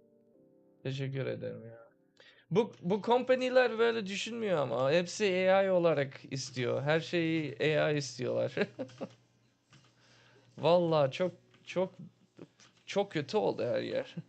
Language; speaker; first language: Turkish; early bilingual, heritage; Turkish